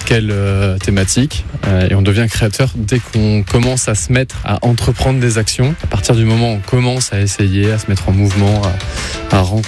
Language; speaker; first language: French; native; French